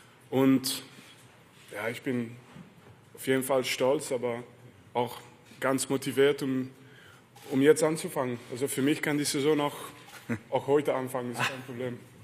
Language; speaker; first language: German; non-native, learner; French